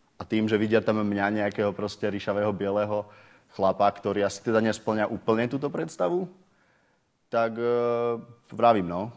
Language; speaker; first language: Slovak; native; Slovak